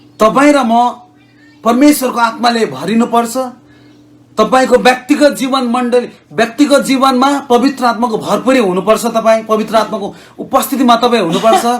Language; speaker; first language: Nepali; native; Nepali